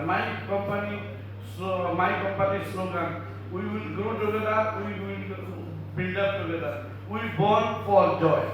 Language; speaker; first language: English; non-native, learner; Bangla